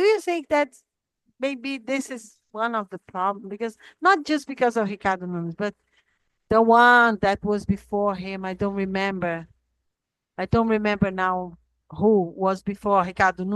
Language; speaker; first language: English; non-native, fluent; Portuguese